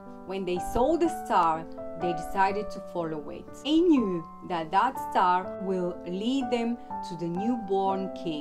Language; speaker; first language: English; non-native, fluent; Bulgarian